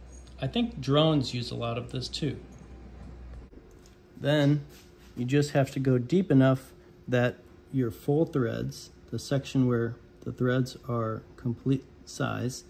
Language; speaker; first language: English; native; English